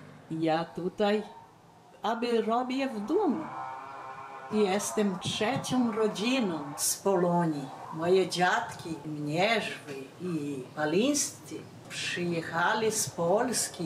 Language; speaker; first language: Polish; early bilingual, heritage; Polish